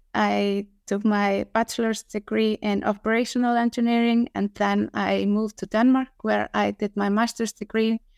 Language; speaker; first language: English; non-native, fluent; Icelandic